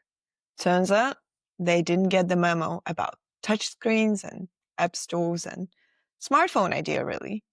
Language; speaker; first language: English; non-native, fluent; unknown